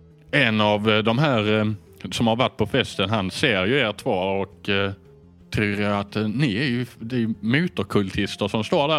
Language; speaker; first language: Swedish; native; Swedish